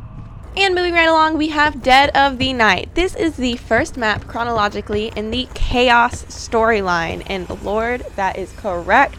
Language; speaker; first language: English; native; English